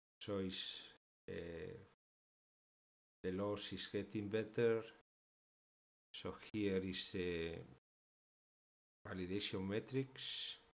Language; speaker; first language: English; non-native, fluent; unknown